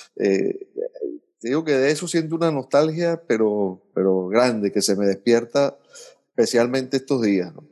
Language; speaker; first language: Spanish; native; Spanish